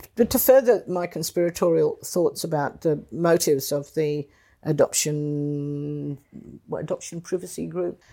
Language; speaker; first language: English; native; English